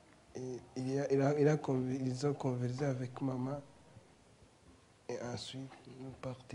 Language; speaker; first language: French; non-native, learner; Kinyarwanda